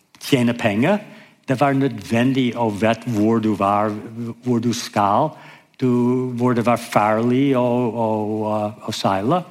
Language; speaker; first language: Norwegian; non-native, fluent; English